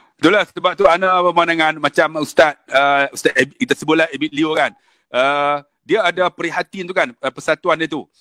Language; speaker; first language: Malay; native; Malay